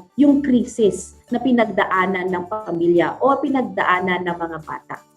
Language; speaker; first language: Filipino; non-native, local second language; Cebuano